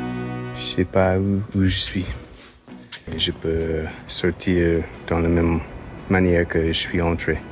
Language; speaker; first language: French; non-native, fluent; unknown